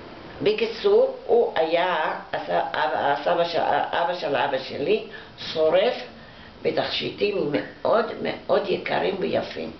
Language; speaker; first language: Hebrew; non-native, fluent; Arabic